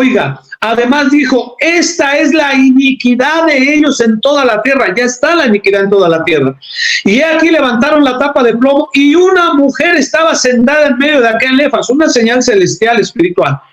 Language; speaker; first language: Spanish; native; Spanish